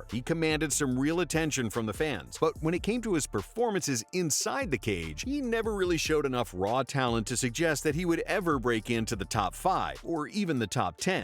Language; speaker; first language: English; native; English